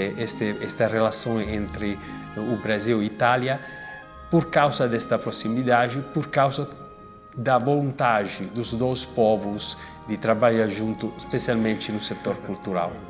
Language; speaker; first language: Portuguese; non-native, fluent; Italian